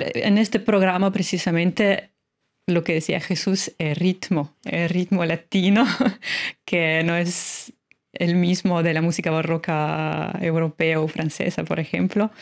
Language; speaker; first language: Spanish; non-native, fluent; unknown